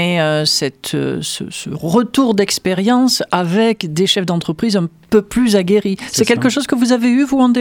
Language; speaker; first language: French; native; French